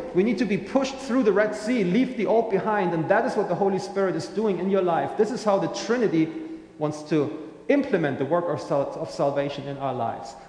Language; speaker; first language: English; non-native, fluent; German